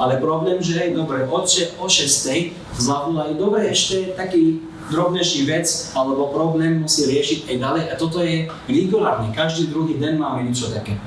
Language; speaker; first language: Slovak; non-native, fluent; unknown